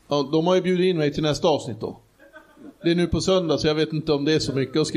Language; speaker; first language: Swedish; native; Swedish